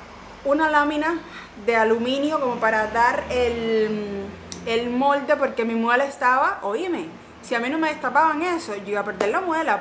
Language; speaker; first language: Spanish; native; Spanish